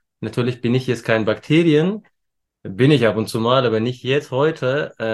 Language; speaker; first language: German; early bilingual, other home language; Turkish